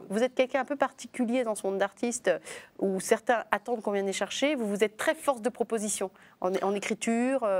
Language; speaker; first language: French; native; French